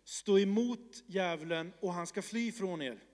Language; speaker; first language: Swedish; early bilingual, other home language; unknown